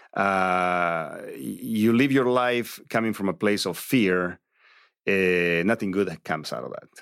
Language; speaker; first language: English; non-native, fluent; Spanish